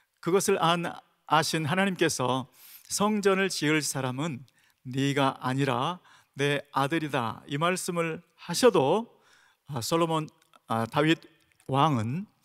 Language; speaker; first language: Korean; native; Korean